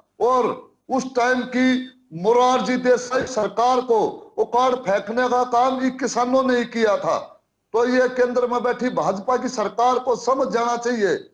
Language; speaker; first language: Hindi; native; Hindi